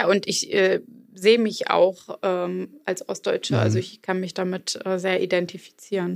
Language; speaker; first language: German; early bilingual, other home language; Arabic